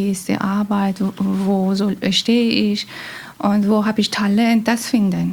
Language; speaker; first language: German; non-native, learner; Persian